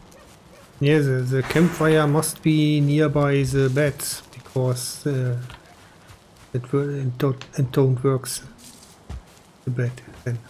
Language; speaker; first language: English; non-native, learner; German